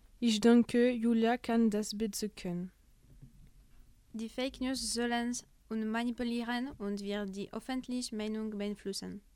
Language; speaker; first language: German; non-native, learner; French